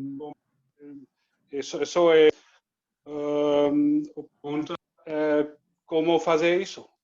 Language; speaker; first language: Portuguese; non-native, learner; Dutch